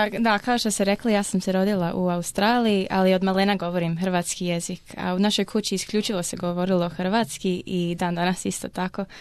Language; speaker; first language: Croatian; early bilingual, heritage; Croatian